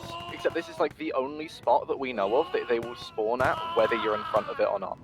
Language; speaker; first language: English; native; English